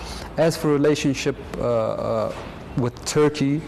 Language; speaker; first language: English; non-native, fluent; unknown